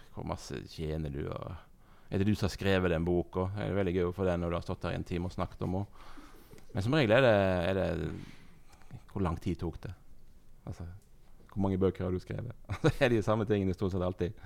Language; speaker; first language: Norwegian; native; Norwegian